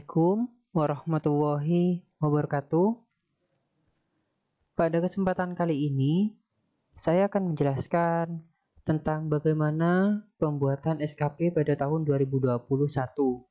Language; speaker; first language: Indonesian; native; Indonesian